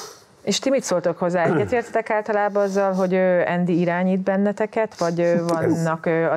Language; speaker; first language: Hungarian; native; Hungarian